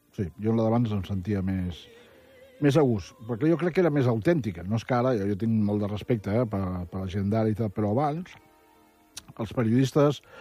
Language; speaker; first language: Catalan; native; Catalan